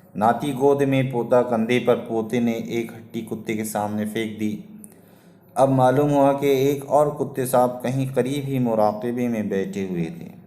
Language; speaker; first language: Urdu; native; Urdu